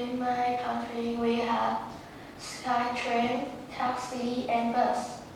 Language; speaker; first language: English; non-native, learner; Vietnamese